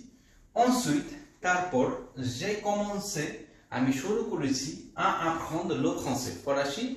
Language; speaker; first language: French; non-native, fluent; Bangla